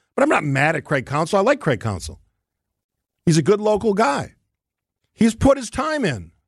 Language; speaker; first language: English; native; English